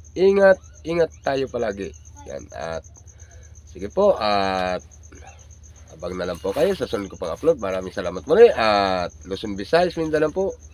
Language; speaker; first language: Filipino; non-native, local second language; Bikol